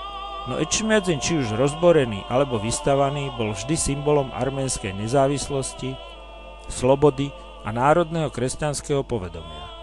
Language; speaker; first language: Slovak; native; Slovak